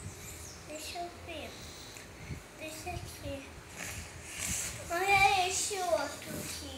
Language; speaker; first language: Portuguese; native; Portuguese